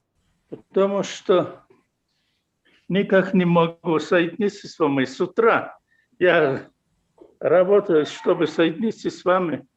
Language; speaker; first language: Russian; non-native, fluent; Mongolian